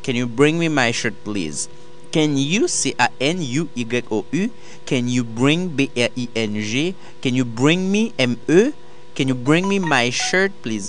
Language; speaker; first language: English; non-native, learner; Haitian Creole